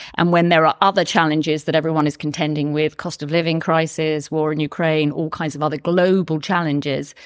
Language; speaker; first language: English; native; English